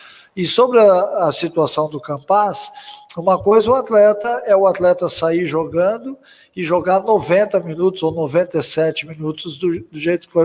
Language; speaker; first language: Portuguese; native; Portuguese